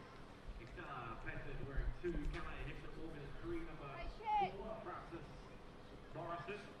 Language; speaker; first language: English; native; English